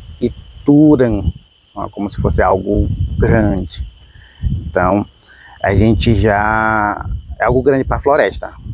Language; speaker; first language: Portuguese; non-native, local second language; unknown